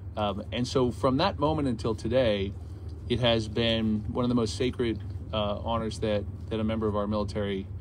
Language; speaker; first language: English; native; English